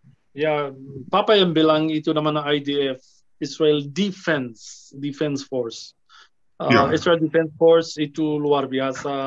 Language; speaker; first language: Indonesian; non-native, fluent; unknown